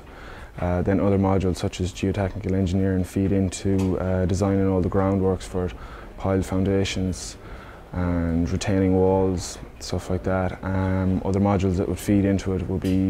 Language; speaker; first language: English; native; English